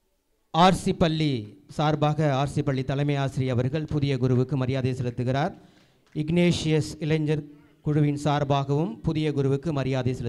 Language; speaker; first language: Tamil; native; Tamil